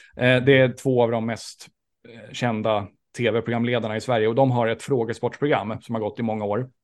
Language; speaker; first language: Swedish; native; Swedish